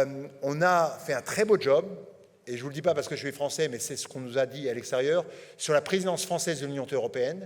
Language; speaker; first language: French; native; French